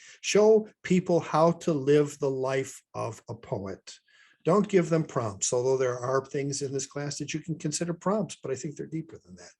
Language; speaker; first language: English; native; English